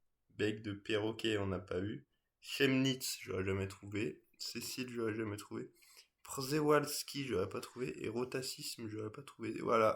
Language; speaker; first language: French; native; French